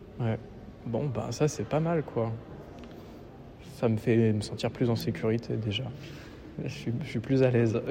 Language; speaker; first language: French; native; French